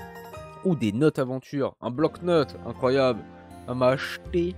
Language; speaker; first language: French; native; French